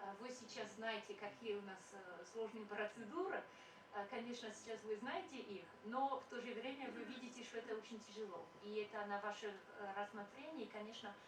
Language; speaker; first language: Russian; non-native, fluent; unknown